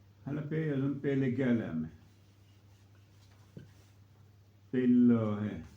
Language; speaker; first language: Persian; non-native, local second language; Azerbaijani